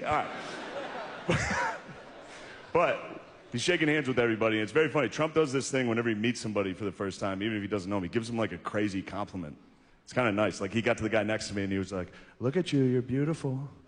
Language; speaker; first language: English; native; English